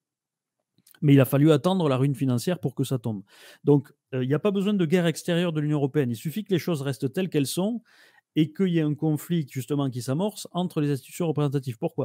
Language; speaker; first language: French; native; French